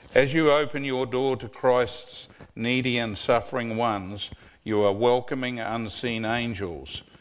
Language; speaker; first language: English; native; English